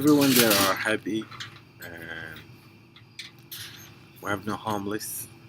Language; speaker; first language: English; non-native, fluent; Arabic